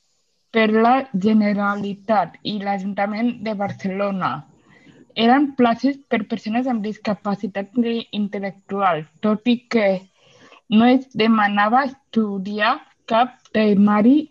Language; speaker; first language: Catalan; non-native, local second language; Spanish